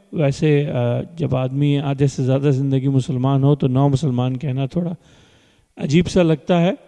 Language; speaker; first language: Urdu; early bilingual, heritage; Urdu